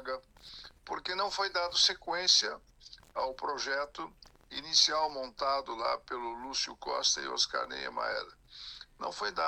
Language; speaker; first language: Portuguese; native; Portuguese